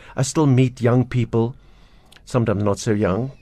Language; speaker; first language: English; native; English